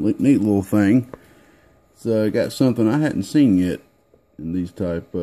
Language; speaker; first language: English; native; English